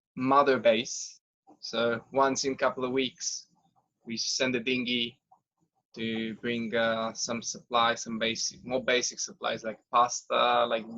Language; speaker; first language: English; non-native, fluent; Hebrew